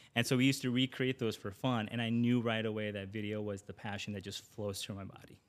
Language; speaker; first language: English; early bilingual, other home language; Urdu